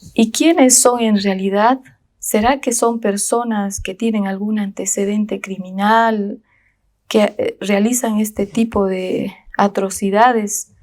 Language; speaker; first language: Spanish; native; Spanish